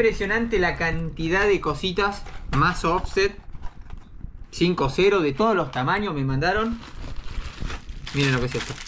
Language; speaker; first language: Spanish; native; Spanish